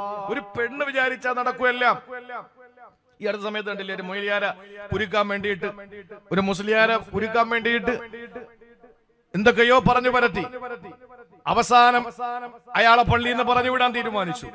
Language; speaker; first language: Malayalam; native; Malayalam